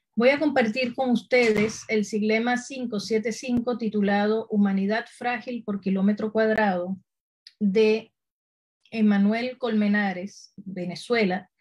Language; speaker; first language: Spanish; native; Spanish